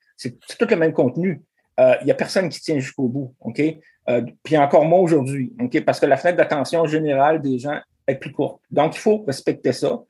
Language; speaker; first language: French; native; French